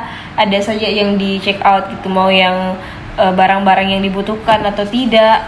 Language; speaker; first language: Indonesian; native; Indonesian